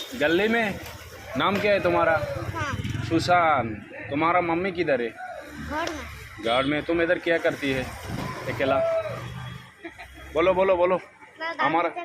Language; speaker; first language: Hindi; non-native, local second language; Bangla